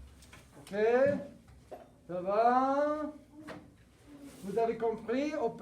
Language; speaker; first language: French; non-native, fluent; English